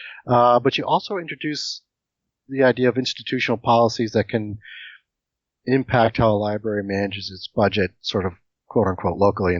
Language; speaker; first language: English; native; English